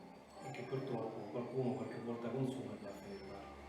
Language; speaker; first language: Italian; native; Italian